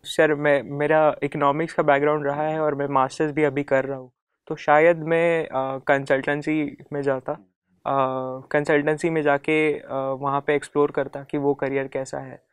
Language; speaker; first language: Hindi; non-native, local second language; Marathi